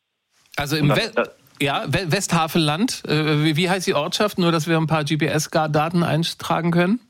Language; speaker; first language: German; native; German